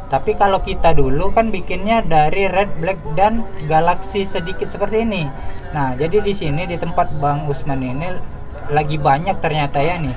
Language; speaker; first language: Indonesian; native; Indonesian